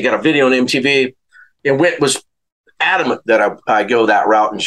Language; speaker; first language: English; native; English